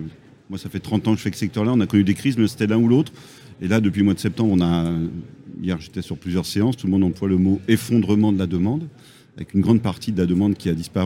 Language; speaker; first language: French; native; French